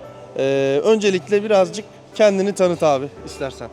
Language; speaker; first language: Turkish; native; Turkish